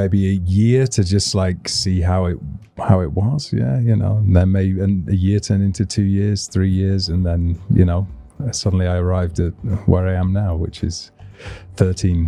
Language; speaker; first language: English; native; English